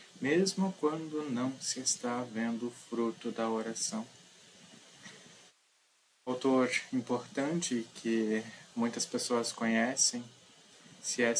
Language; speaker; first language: Portuguese; native; Portuguese